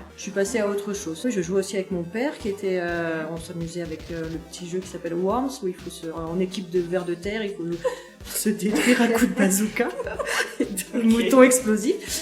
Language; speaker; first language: French; native; French